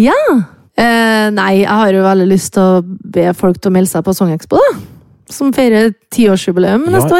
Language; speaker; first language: Norwegian; native; Norwegian